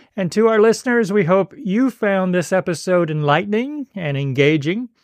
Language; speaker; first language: English; native; English